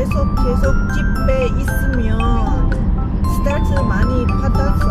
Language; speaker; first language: Korean; non-native, learner; Lao